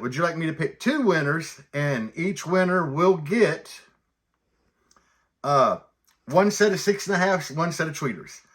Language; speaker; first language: English; native; English